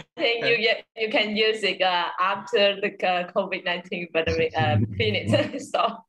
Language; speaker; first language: English; non-native, learner; Vietnamese